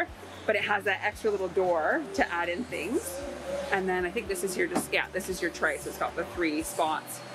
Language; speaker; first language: English; native; English